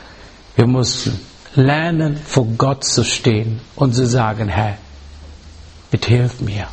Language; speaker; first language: German; non-native, learner; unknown